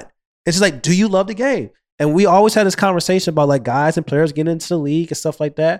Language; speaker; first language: English; native; English